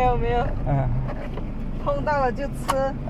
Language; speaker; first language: Chinese; non-native, local second language; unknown